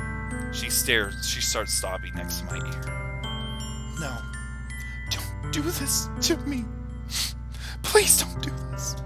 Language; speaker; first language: English; native; English